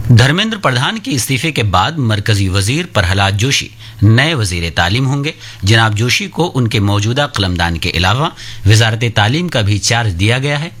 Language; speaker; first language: Urdu; native; Urdu